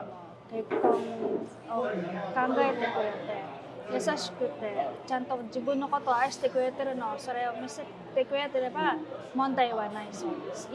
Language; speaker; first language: Japanese; non-native, fluent; Filipino